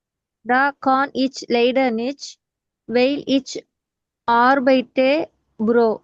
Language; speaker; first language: German; non-native, learner; Tamil